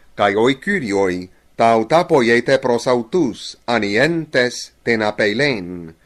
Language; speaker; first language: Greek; non-native, learner; English